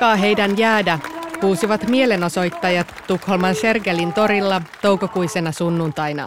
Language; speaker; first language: Finnish; native; Finnish